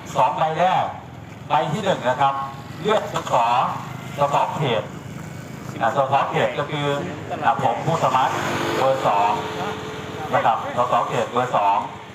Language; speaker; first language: Thai; native; Thai